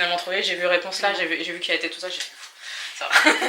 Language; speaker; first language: French; native; French